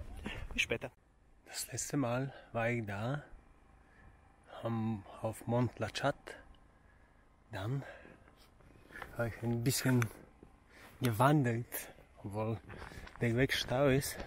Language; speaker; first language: German; non-native, fluent; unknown